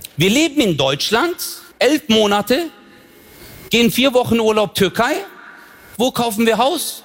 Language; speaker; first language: German; early bilingual, other home language; Turkish